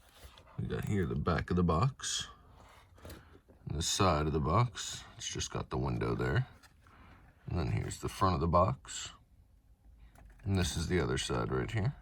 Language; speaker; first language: English; native; English